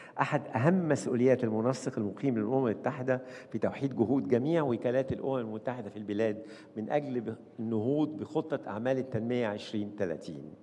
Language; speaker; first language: Arabic; native; Arabic